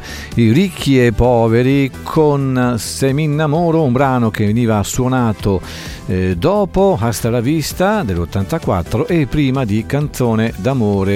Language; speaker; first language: Italian; native; Italian